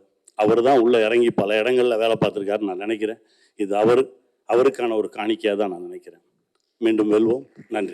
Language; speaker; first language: Tamil; native; Tamil